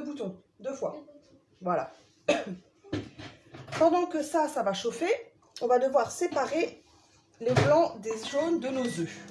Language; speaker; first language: French; native; French